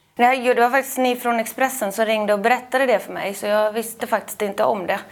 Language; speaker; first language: Swedish; native; Swedish